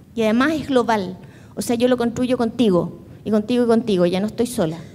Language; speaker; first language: Spanish; native; Spanish